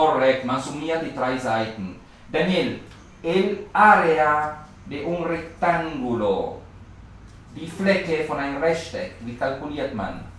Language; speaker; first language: German; non-native, learner; Spanish